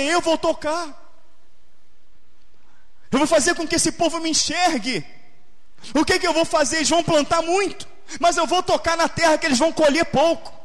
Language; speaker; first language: Portuguese; native; Portuguese